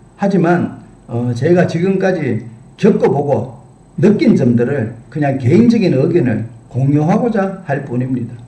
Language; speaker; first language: Korean; native; Korean